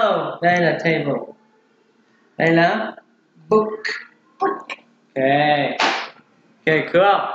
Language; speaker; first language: Vietnamese; non-native, learner; English